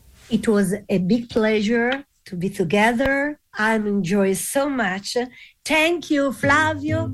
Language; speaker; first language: English; non-native, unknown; Italian